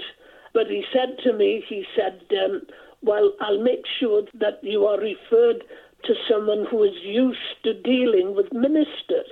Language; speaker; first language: English; non-native, local second language; Welsh